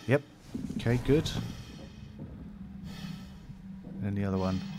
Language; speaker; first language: English; native; English